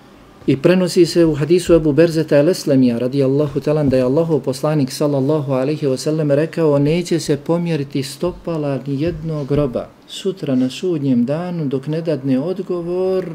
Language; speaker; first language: Serbian; native; Serbian